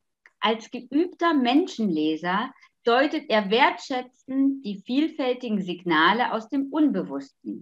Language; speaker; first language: German; native; German